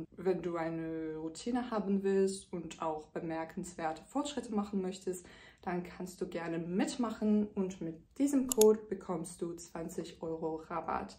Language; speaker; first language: German; non-native, fluent; Turkish